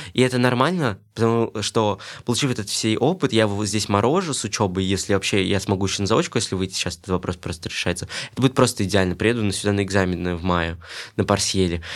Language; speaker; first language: Russian; native; Russian